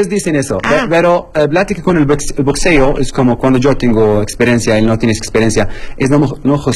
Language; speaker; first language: Spanish; non-native, learner; Arabic